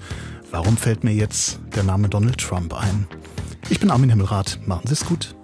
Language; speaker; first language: German; native; German